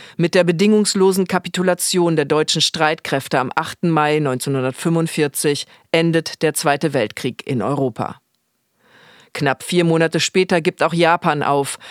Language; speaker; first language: German; native; German